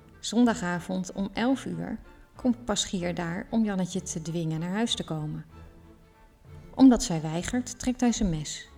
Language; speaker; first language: Dutch; native; Dutch